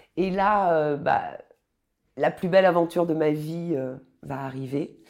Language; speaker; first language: French; native; French